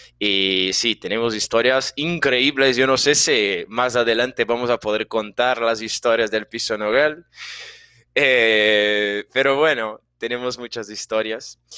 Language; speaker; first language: Spanish; non-native, fluent; Portuguese